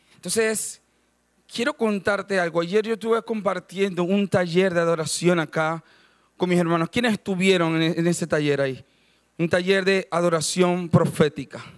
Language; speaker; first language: Spanish; native; Spanish